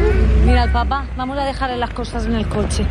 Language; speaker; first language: Spanish; native; Spanish